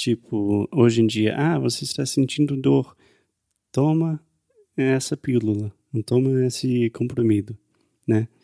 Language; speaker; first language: Portuguese; non-native, fluent; English